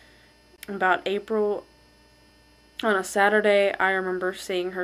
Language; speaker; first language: English; native; English